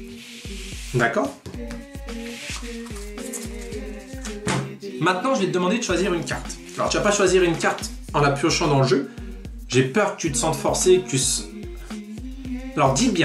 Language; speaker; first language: French; native; French